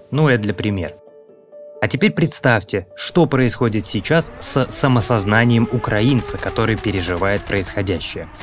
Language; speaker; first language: Russian; native; Russian